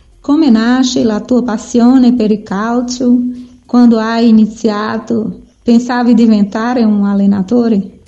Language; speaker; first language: Italian; non-native, fluent; Portuguese